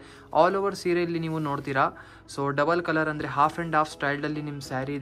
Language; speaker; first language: Kannada; native; Kannada